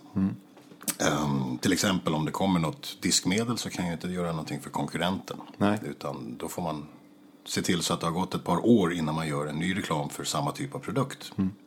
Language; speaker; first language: Swedish; native; Swedish